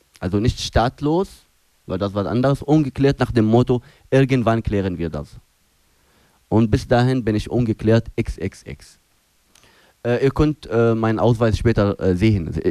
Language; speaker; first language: German; non-native, fluent; Arabic